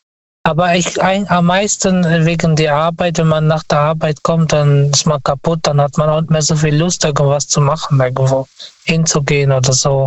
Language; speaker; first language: German; non-native, fluent; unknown